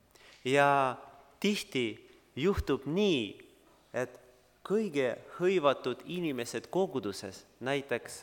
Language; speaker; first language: Estonian; non-native, learner; Russian